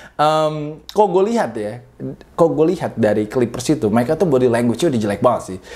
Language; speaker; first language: Indonesian; native; Indonesian